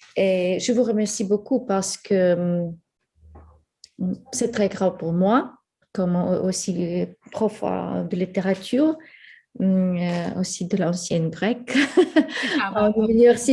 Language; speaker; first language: French; non-native, fluent; Ukrainian